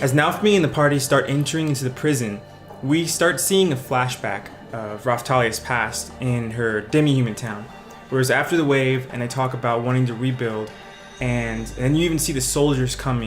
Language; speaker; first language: English; native; English